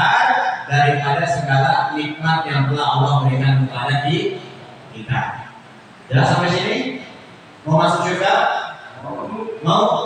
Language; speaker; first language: Indonesian; native; Indonesian